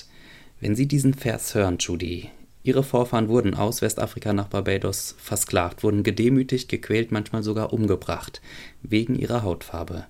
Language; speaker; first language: German; native; German